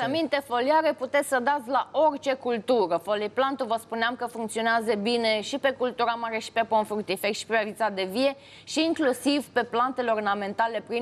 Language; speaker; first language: Romanian; native; Romanian